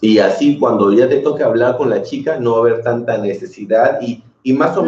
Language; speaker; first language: Spanish; native; Spanish